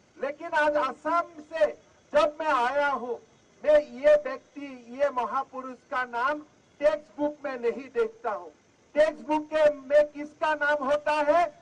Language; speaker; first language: Hindi; non-native, local second language; Assamese